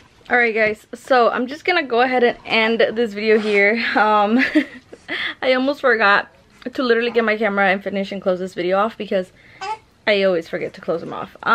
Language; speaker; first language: English; early bilingual, other home language; Spanish